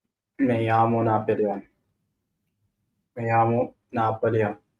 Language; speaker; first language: Spanish; non-native, learner; Arabic